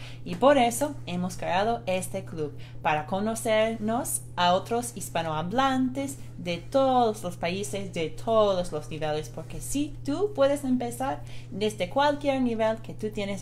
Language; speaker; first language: Spanish; non-native, fluent; English